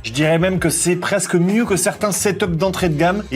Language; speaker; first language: French; native; French